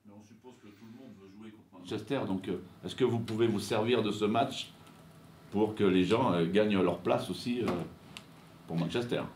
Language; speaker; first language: French; native; French